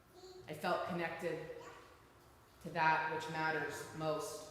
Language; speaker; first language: English; native; English